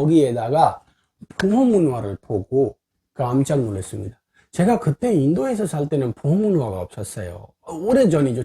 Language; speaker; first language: Korean; non-native, fluent; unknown